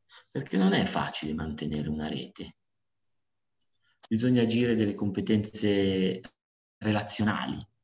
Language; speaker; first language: Italian; native; Italian